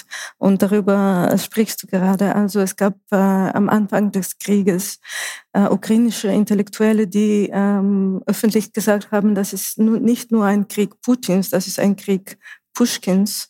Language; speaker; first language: German; non-native, fluent; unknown